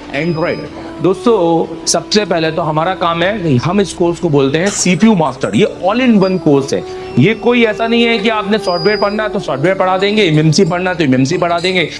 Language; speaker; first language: Hindi; native; Hindi